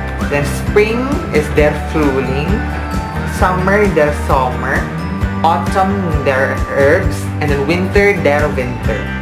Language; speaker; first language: English; non-native, local second language; Filipino